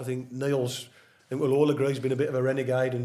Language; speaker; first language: English; native; English